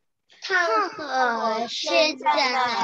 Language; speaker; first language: Chinese; early bilingual, heritage; Chinese